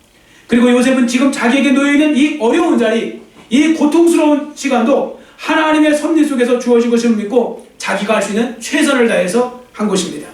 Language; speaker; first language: Korean; native; Korean